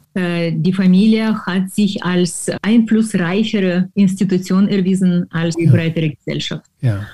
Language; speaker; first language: German; non-native, fluent; Ukrainian